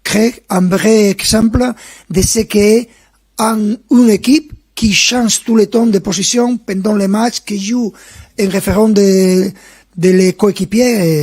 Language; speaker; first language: French; non-native, fluent; Spanish